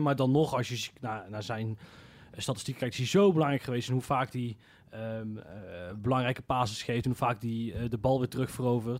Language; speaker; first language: Dutch; native; Dutch